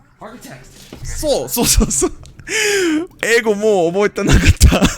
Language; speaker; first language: Japanese; non-native, learner; English